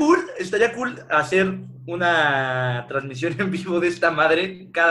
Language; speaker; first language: Spanish; native; Spanish